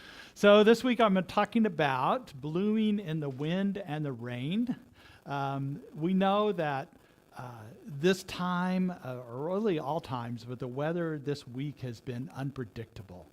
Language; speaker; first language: English; native; English